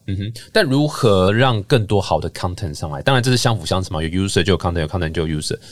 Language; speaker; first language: Chinese; native; Chinese